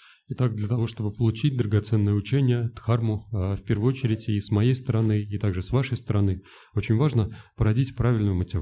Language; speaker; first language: Russian; native; Russian